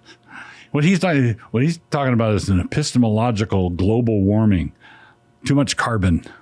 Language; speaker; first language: English; native; English